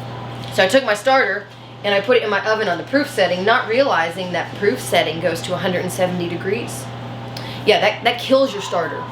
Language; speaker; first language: English; native; English